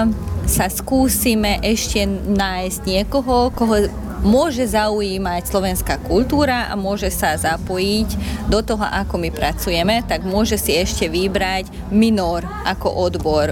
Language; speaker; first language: Slovak; non-native, local second language; Hungarian